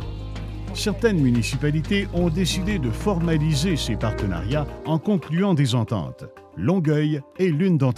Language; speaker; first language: French; native; French